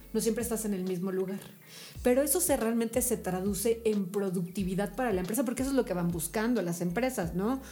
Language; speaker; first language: Spanish; native; Spanish